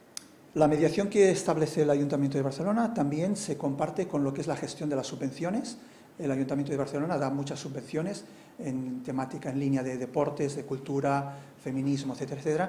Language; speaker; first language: Spanish; non-native, local second language; Catalan